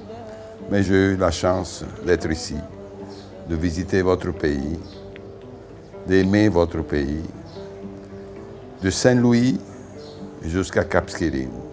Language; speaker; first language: French; non-native, fluent; Italian